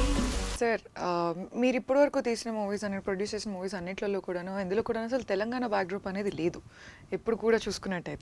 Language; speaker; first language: Telugu; native; Telugu